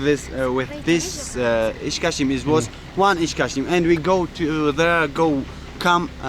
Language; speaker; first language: English; non-native, learner; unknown